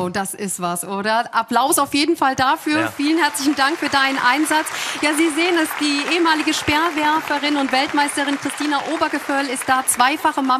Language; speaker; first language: German; native; German